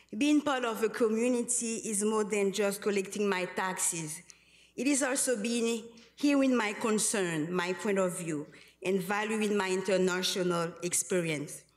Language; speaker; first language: English; non-native, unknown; Haitian Creole